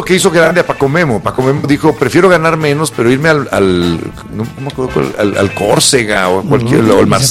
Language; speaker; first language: Spanish; native; Spanish